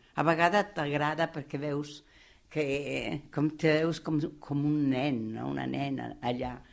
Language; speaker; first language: Catalan; non-native, fluent; Italian